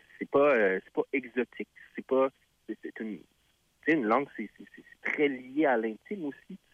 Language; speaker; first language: French; native; French